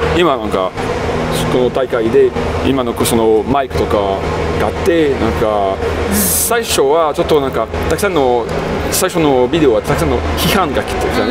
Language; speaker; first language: Japanese; non-native, fluent; French